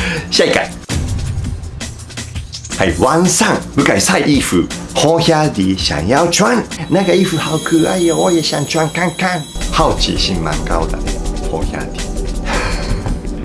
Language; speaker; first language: Chinese; non-native, fluent; Japanese